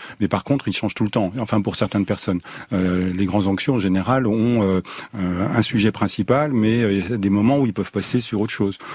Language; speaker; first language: French; native; French